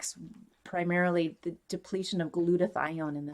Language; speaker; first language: English; native; English